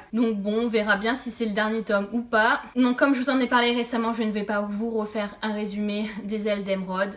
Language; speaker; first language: French; native; French